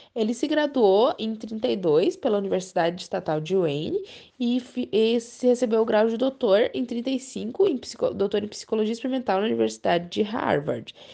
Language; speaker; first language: Portuguese; native; Portuguese